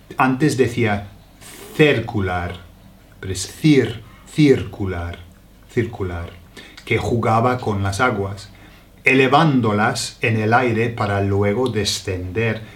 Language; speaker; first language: Spanish; non-native, fluent; English